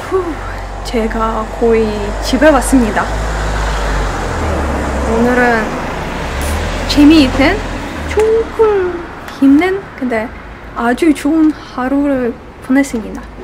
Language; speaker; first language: Korean; non-native, fluent; Ukrainian